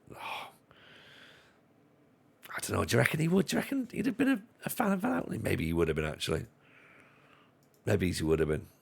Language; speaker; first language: English; native; English